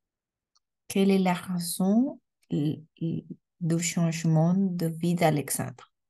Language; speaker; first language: French; non-native, learner; Spanish